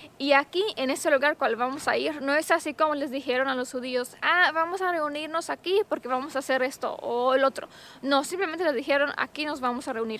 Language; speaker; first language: Spanish; non-native, fluent; Romanian